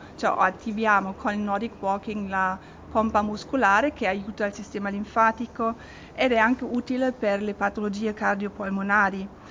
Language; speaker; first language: Italian; non-native, fluent; German